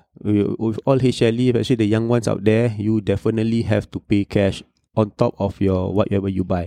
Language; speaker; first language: English; non-native, local second language; Malay